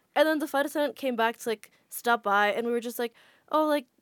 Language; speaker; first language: English; non-native, fluent; Indonesian